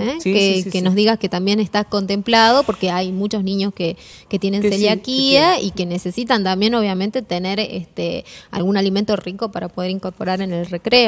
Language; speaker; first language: Spanish; native; Spanish